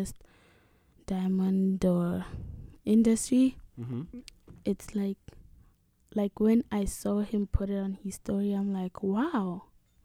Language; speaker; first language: English; non-native, local second language; Tswana